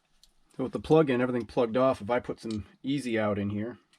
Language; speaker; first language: English; native; English